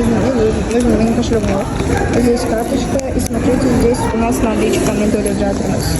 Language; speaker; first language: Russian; non-native, local second language; Kazakh